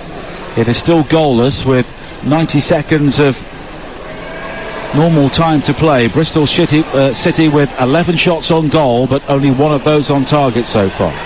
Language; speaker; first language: English; native; English